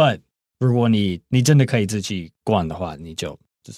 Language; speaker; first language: Chinese; non-native, fluent; English